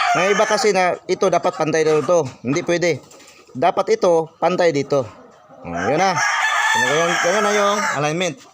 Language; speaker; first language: Filipino; non-native, local second language; Cebuano